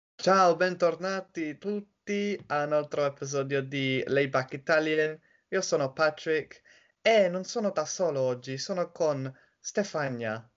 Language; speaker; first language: Italian; non-native, fluent; English